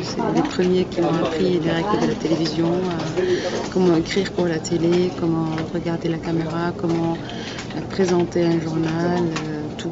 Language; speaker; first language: French; non-native, fluent; Arabic